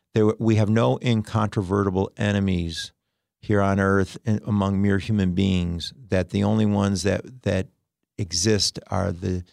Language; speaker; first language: English; native; English